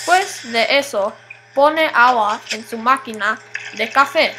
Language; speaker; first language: Spanish; non-native, learner; English